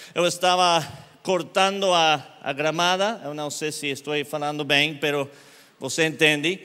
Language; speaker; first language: Portuguese; non-native, learner; English